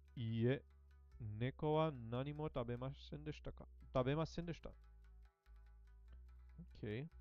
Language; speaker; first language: Japanese; non-native, learner; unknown